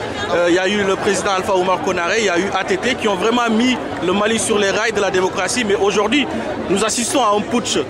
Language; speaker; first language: French; non-native, local second language; Soninke